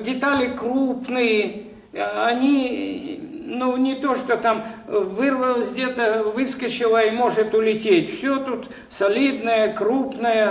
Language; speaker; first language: Russian; native; Russian